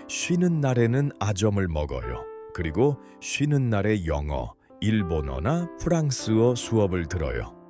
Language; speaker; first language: Korean; non-native, fluent; Uzbek